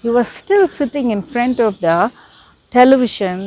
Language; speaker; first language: English; non-native, local second language; Tamil